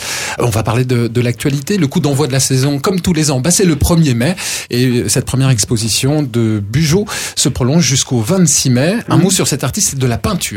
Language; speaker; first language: French; native; French